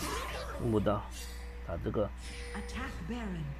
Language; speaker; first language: Chinese; native; Chinese